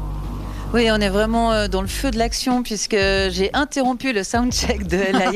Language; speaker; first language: French; native; French